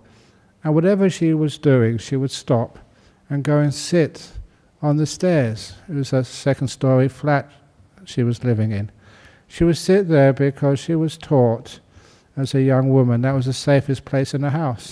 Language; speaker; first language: English; native; English